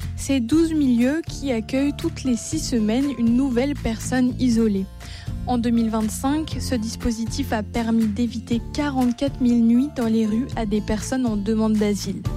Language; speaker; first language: French; native; French